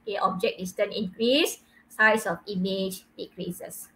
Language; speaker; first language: English; non-native, local second language; Malay